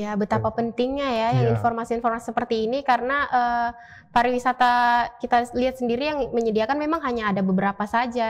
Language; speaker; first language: Indonesian; native; Indonesian